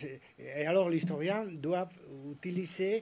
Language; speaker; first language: French; non-native, fluent; Spanish